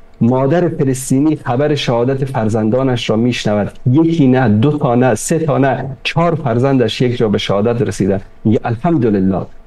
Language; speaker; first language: Persian; native; Persian